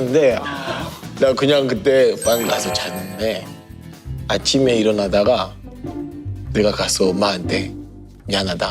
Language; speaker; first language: Korean; non-native, learner; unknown